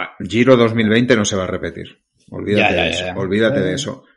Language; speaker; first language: Spanish; native; Spanish